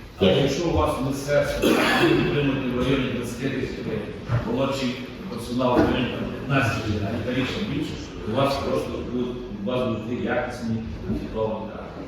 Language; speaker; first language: Ukrainian; native; Ukrainian